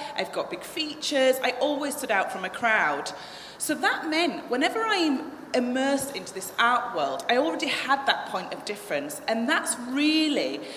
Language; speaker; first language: English; native; English